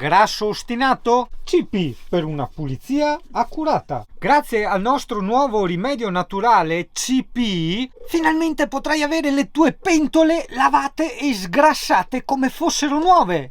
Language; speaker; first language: Italian; native; Italian